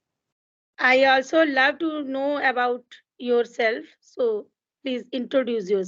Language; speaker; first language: English; non-native, local second language; Hindi